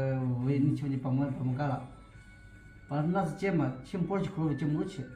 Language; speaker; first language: Russian; non-native, learner; Tajik